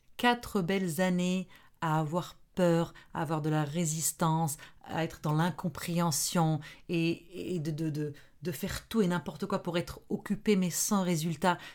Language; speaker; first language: French; non-native, local second language; Arabic